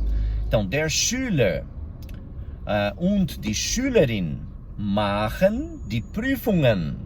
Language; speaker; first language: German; non-native, fluent; Portuguese